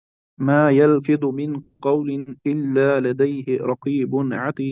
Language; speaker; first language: Arabic; non-native, learner; Urdu